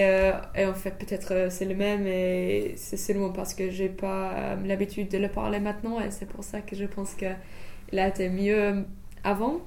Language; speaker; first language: French; non-native, fluent; English